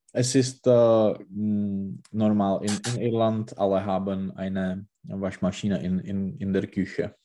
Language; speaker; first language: German; non-native, learner; Czech